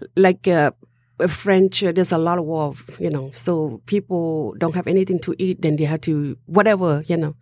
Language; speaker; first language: English; non-native, learner; Hmong